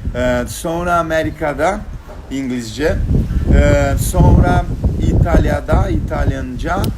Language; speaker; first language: Turkish; non-native, learner; Portuguese